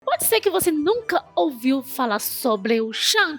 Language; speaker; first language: Portuguese; non-native, fluent; Chinese